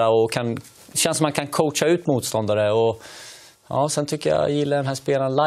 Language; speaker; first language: Swedish; native; Swedish